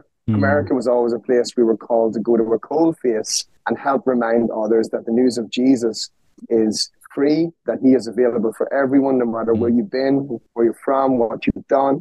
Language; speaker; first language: English; native; English